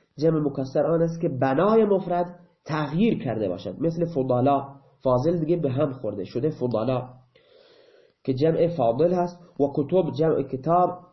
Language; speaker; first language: Persian; non-native, local second language; Baluchi